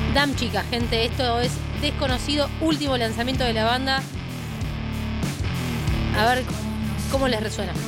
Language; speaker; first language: Spanish; native; Spanish